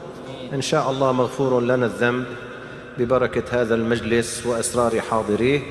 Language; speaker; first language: Arabic; native; Arabic